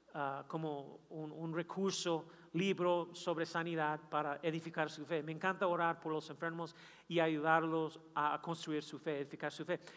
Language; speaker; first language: Spanish; non-native, fluent; English